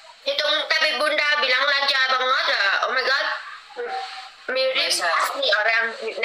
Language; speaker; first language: Indonesian; non-native, learner; Vietnamese